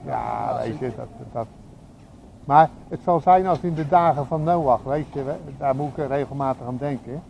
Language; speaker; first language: Dutch; native; Dutch